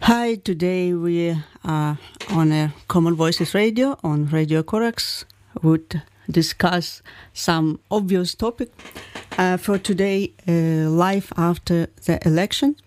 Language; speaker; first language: English; non-native, learner; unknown